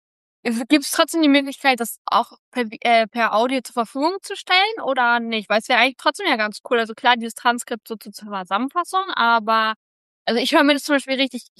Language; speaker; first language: German; native; German